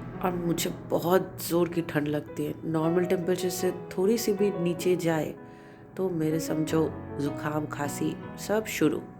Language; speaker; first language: Hindi; non-native, local second language; Bangla